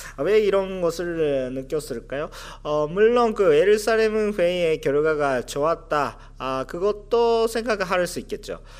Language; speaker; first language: Korean; non-native, fluent; Japanese